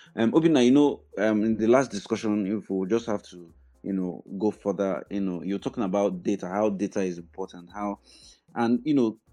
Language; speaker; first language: English; non-native, local second language; Igbo